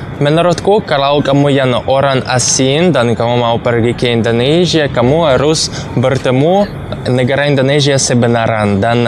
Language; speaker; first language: Indonesian; non-native, learner; Russian